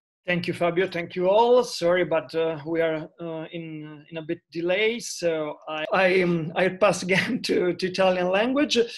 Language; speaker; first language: English; non-native, fluent; Italian